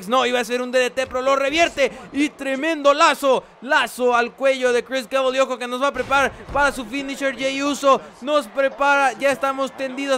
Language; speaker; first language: Spanish; native; Spanish